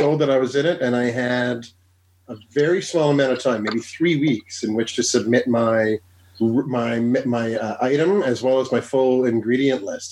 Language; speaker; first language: English; native; English